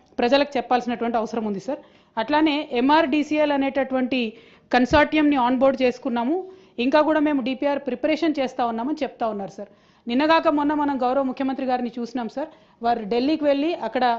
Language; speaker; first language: Telugu; native; Telugu